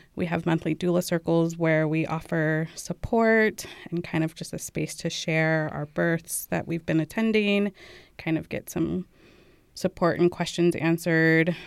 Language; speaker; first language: English; early bilingual, other home language; Amharic